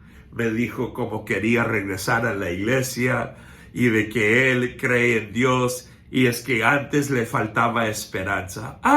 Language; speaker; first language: Spanish; non-native, fluent; English